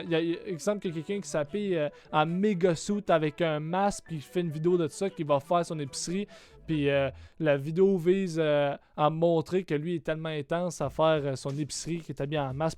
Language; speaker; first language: French; native; French